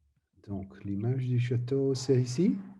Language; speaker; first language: French; non-native, learner; Dutch